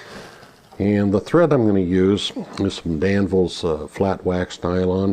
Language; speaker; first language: English; native; English